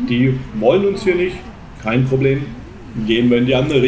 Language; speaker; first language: German; native; German